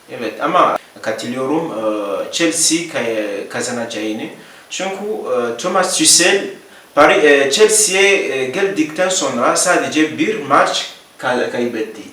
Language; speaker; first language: Turkish; non-native, learner; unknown